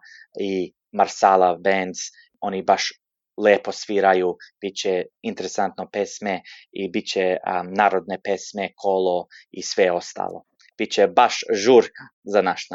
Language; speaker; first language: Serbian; early bilingual, heritage; Serbian